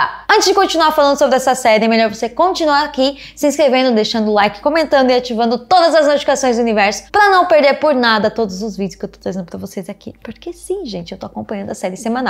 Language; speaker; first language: Portuguese; native; Portuguese